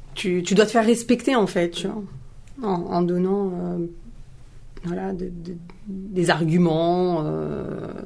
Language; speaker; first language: French; native; French